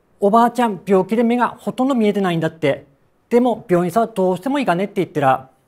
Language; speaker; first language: Japanese; native; Japanese